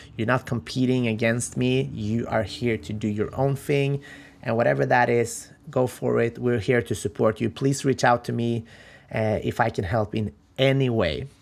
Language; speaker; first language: English; non-native, fluent; Macedonian